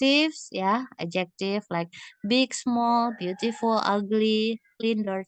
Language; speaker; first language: English; non-native, fluent; Indonesian